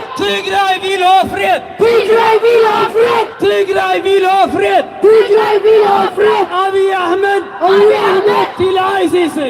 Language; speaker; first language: Swedish; early bilingual, other home language; Tigrinya